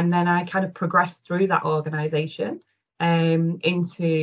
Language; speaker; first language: English; native; English